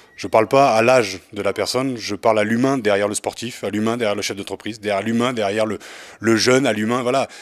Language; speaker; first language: French; native; French